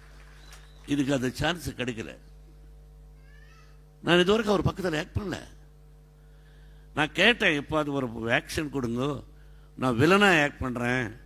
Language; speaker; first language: Tamil; non-native, learner; Telugu